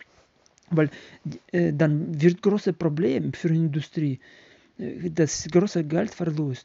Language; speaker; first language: German; non-native, learner; Ukrainian